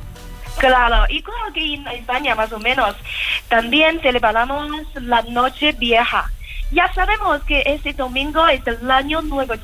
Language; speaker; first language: Spanish; non-native, fluent; Chinese